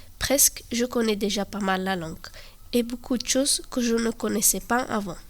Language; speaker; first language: French; non-native, learner; Arabic